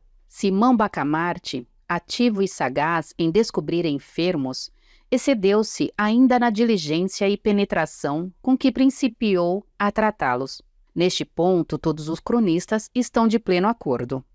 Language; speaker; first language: Portuguese; native; Portuguese